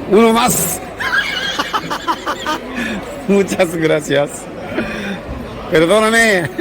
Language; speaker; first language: Spanish; non-native, learner; Korean